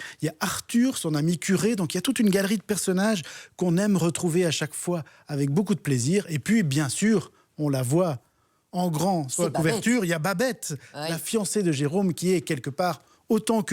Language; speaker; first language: French; native; French